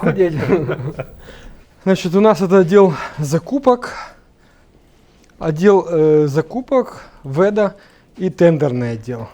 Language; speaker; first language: Russian; native; Russian